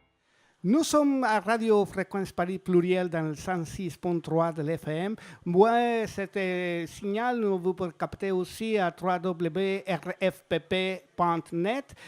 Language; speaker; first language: French; non-native, fluent; Spanish